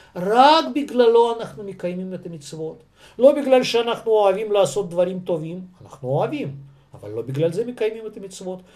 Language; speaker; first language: Hebrew; non-native, fluent; Russian